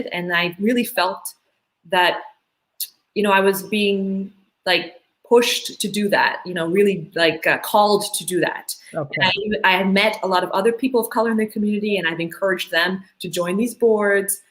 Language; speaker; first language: English; early bilingual, other home language; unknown